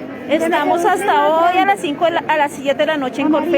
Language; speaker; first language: Spanish; native; Spanish